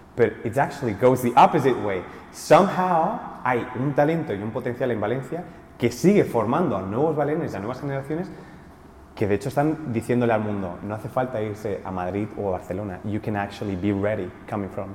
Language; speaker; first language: Spanish; native; Spanish